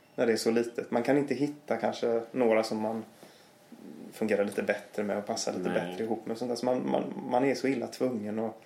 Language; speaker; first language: Swedish; native; Swedish